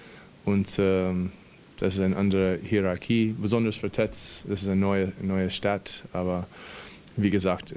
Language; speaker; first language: German; non-native, fluent; English